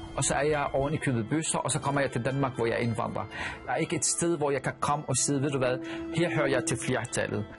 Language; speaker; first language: Danish; non-native, fluent; Arabic